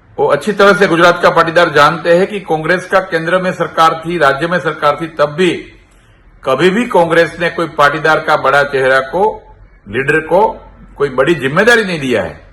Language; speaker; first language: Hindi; non-native, local second language; Gujarati